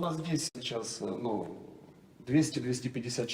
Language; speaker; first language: Russian; native; Russian